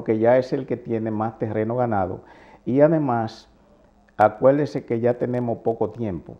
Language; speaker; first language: Spanish; native; Spanish